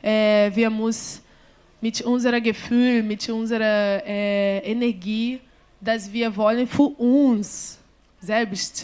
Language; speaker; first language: German; non-native, learner; Portuguese